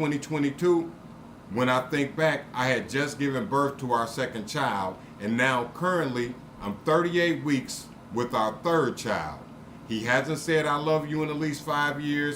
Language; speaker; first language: English; native; English